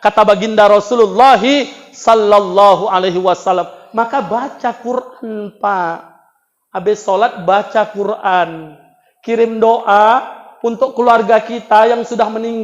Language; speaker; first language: Indonesian; native; Indonesian